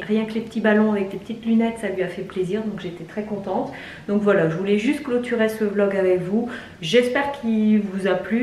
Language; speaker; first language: French; native; French